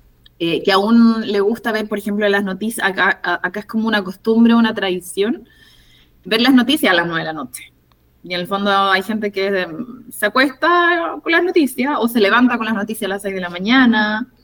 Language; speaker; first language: Spanish; native; Spanish